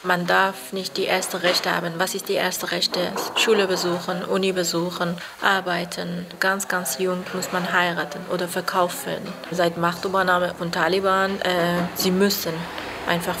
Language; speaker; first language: German; non-native, fluent; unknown